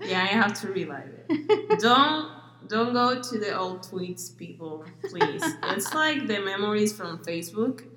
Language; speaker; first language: English; non-native, local second language; Spanish